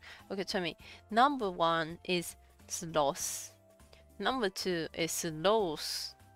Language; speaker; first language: English; non-native, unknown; Japanese